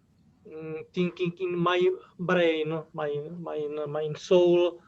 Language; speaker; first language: English; non-native, learner; Czech